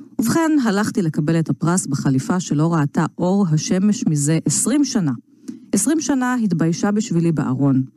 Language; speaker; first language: Hebrew; native; Hebrew